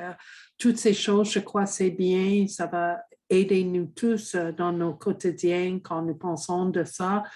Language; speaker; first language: French; non-native, fluent; English